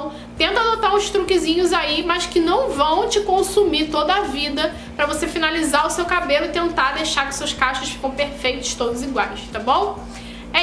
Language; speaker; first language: Portuguese; native; Portuguese